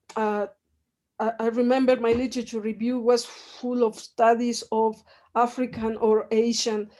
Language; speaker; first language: English; non-native, fluent; Spanish